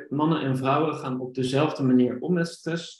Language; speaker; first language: Dutch; native; Dutch